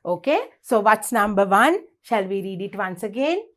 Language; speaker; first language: English; non-native, local second language; Sinhala